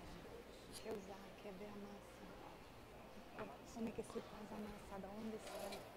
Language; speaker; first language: Portuguese; non-native, fluent; Italian